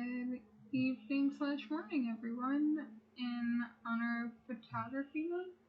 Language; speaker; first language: English; native; English